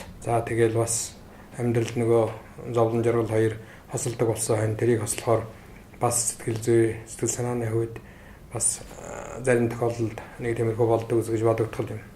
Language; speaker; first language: Mongolian; native; Mongolian